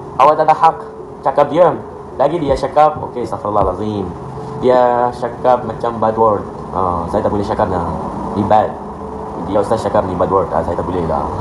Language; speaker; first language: Malay; non-native, learner; Arabic